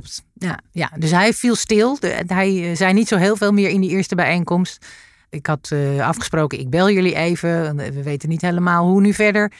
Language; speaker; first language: Dutch; native; Dutch